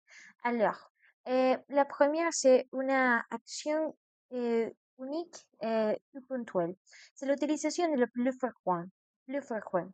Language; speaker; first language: French; non-native, learner; Spanish